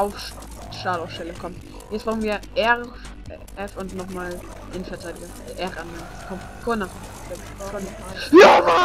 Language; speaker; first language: German; native; German